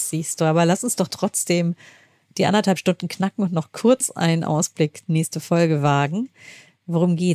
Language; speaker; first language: German; native; German